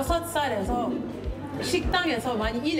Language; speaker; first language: Korean; non-native, learner; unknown